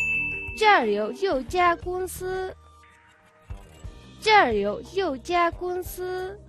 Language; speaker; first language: Chinese; non-native, fluent; Mongolian